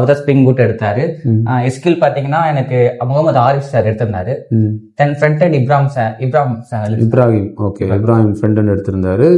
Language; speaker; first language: Tamil; native; Tamil